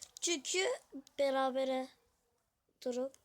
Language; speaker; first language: Turkish; native; Turkish